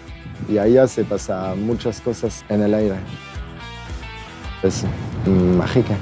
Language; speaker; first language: Spanish; non-native, fluent; French